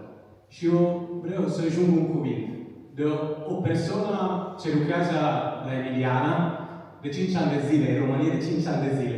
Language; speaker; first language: Romanian; non-native, learner; Italian